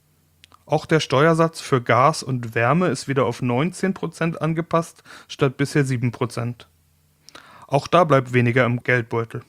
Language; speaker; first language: German; native; German